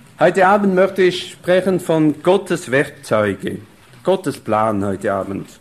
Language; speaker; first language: German; non-native, fluent; French